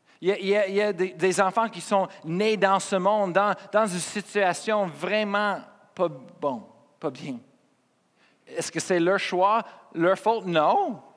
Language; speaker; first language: French; non-native, fluent; English